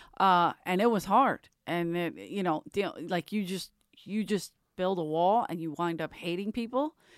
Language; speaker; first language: English; native; English